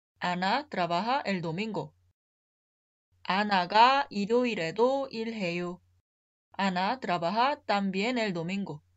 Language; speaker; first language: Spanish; non-native, fluent; Korean